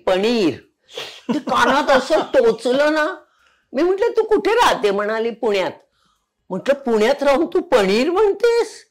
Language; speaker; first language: Marathi; non-native, local second language; Konkani